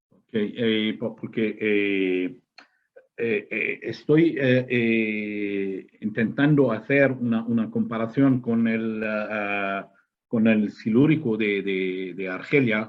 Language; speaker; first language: Spanish; non-native, fluent; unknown